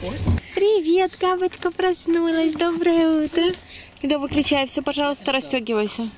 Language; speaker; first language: Russian; native; Russian